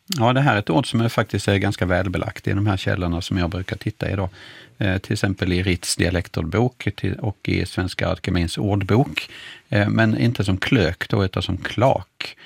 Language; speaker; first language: Swedish; native; Swedish